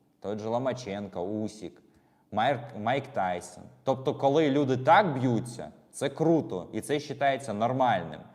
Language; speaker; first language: Ukrainian; non-native, local second language; Russian